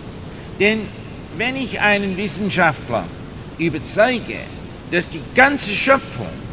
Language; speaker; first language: German; non-native, fluent; English